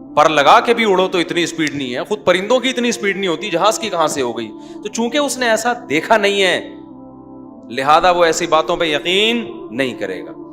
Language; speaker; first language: Urdu; native; Urdu